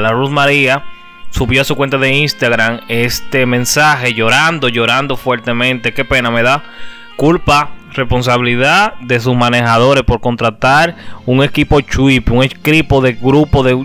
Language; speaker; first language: Spanish; native; Spanish